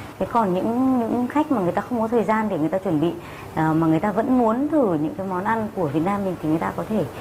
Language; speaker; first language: Vietnamese; native; Vietnamese